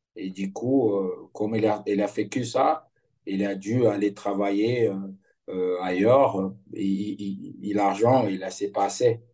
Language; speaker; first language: French; non-native, fluent; Portuguese